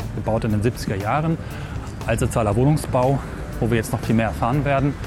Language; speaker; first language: English; non-native, fluent; German